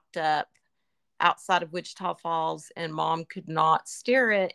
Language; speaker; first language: English; native; English